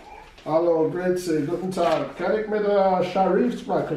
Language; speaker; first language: German; non-native, learner; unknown